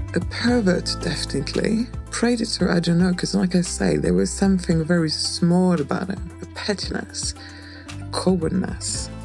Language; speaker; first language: English; non-native, fluent; French